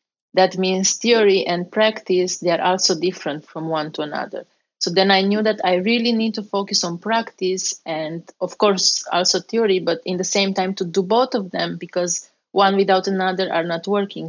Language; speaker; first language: English; non-native, fluent; Romanian